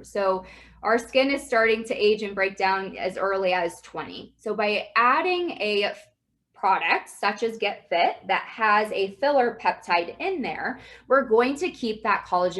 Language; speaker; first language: English; native; English